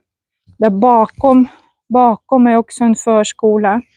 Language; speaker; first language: Swedish; non-native, fluent; Russian